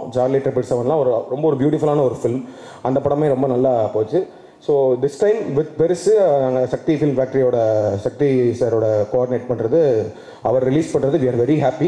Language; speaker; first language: Tamil; native; Tamil